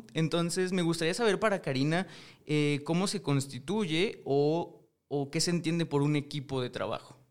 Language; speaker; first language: Spanish; native; Spanish